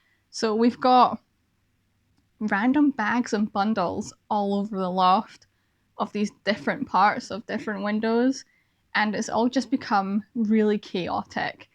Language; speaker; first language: English; native; English